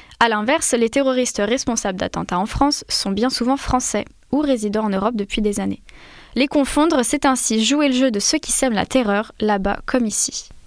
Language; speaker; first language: French; native; French